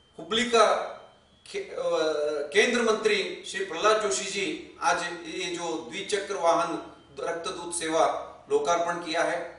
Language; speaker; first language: Hindi; non-native, local second language; Kannada